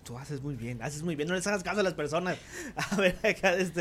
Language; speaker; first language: Spanish; native; Spanish